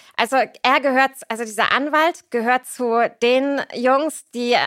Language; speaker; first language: German; native; German